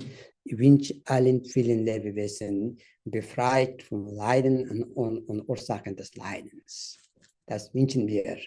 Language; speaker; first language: German; non-native, fluent; Tibetan